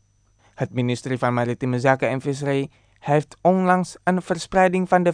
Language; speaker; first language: Dutch; non-native, fluent; Indonesian